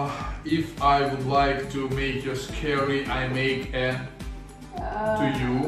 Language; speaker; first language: English; non-native, learner; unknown